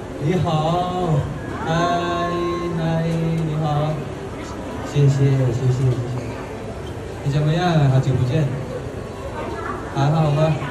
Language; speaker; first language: Chinese; non-native, learner; Thai